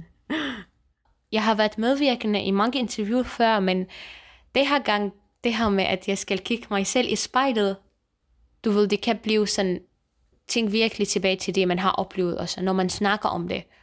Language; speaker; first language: Danish; non-native, fluent; Arabic